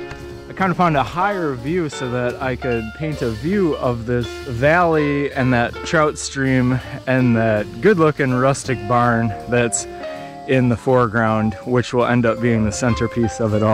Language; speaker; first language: English; native; English